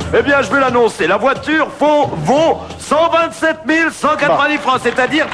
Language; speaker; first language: French; native; French